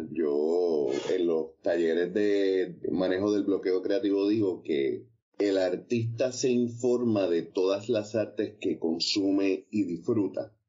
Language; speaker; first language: Spanish; native; Spanish